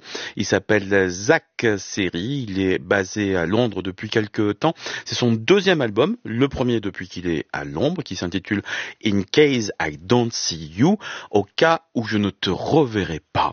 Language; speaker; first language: French; native; French